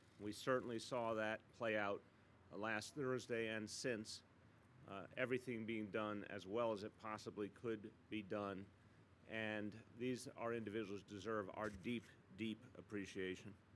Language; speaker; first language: English; native; English